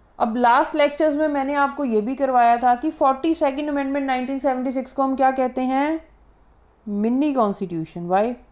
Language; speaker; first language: Hindi; non-native, local second language; Punjabi